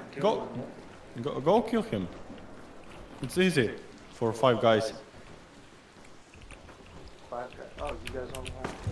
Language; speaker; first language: English; non-native, learner; Ukrainian